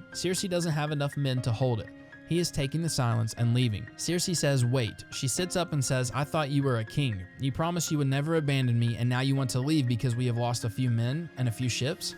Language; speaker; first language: English; native; English